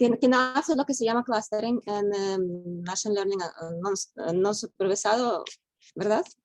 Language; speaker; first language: Spanish; non-native, fluent; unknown